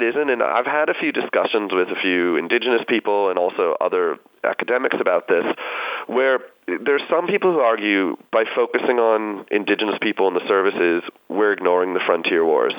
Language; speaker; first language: English; native; English